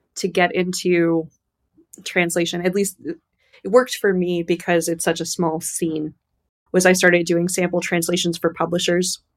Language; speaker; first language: English; native; English